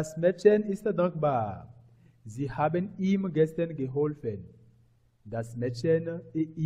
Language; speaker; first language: German; non-native, fluent; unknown